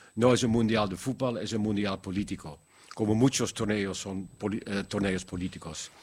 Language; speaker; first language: Spanish; non-native, fluent; Dutch